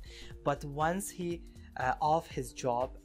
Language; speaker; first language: English; non-native, fluent; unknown